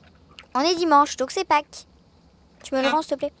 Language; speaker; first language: French; native; French